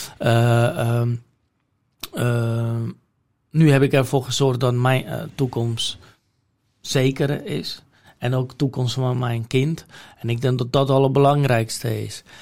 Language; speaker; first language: Dutch; non-native, fluent; Polish